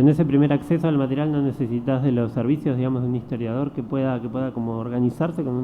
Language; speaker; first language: Spanish; native; Spanish